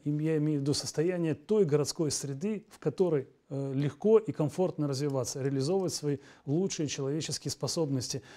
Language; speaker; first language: Russian; native; Russian